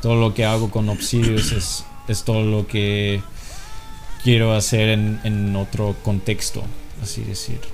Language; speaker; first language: Spanish; non-native, fluent; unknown